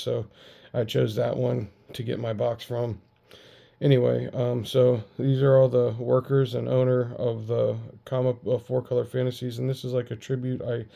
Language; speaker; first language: English; native; English